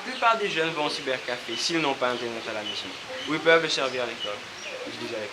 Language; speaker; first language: French; non-native, local second language; Seselwa Creole French